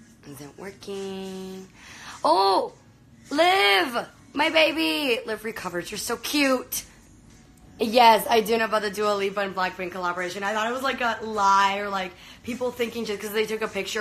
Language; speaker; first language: English; early bilingual, other home language; Spanish